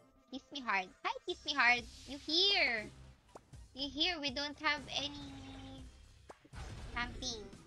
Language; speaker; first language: English; non-native, local second language; Filipino